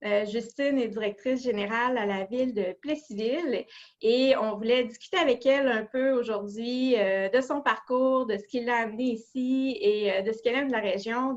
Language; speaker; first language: French; native; French